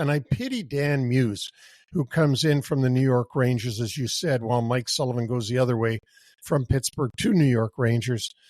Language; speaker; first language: English; native; English